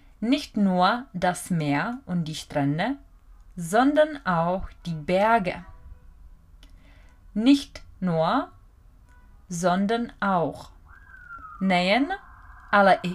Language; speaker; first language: German; non-native, fluent; Czech